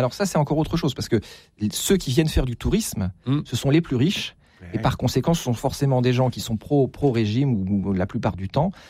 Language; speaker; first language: French; native; French